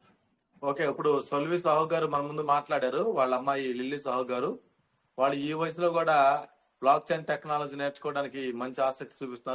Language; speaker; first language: Telugu; native; Telugu